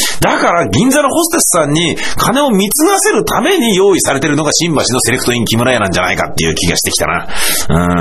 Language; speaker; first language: Japanese; native; Japanese